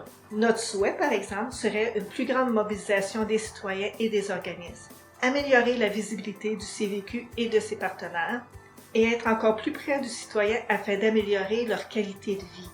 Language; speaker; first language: French; native; French